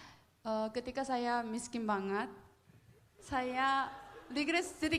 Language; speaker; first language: Indonesian; non-native, fluent; Korean